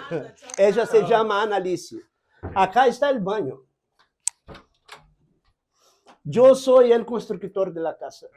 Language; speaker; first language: Spanish; non-native, fluent; Portuguese